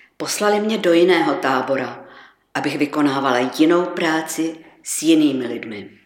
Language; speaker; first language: Czech; native; Czech